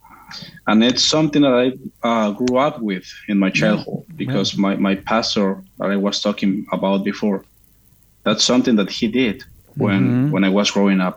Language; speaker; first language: English; non-native, fluent; Spanish